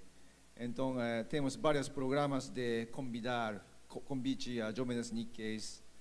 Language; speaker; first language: Portuguese; non-native, fluent; Japanese